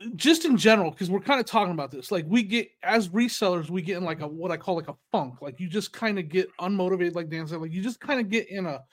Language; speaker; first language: English; native; English